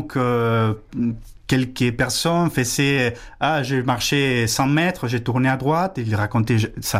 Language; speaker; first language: French; non-native, fluent; Spanish